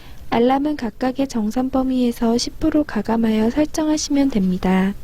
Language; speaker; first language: Korean; native; Korean